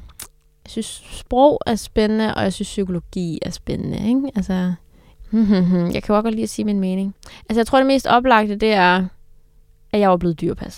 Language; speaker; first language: Danish; native; Danish